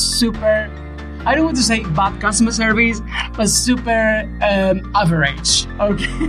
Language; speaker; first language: English; non-native, fluent; Spanish